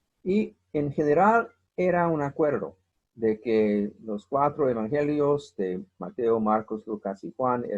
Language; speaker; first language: Spanish; non-native, fluent; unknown